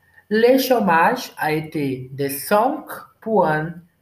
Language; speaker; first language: French; non-native, learner; Portuguese